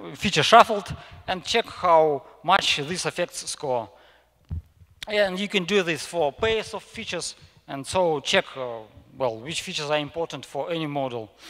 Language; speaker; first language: English; non-native, fluent; Russian